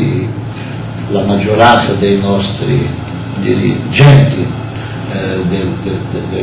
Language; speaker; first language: Italian; non-native, fluent; Portuguese